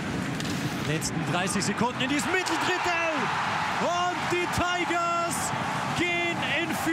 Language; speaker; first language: German; native; German